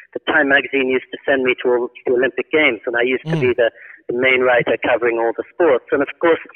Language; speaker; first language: English; native; English